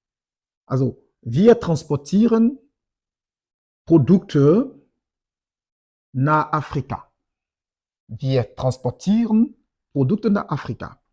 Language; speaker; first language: German; non-native, fluent; French